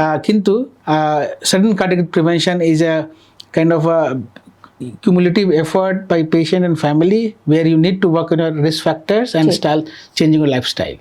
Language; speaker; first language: English; non-native, local second language; Hindi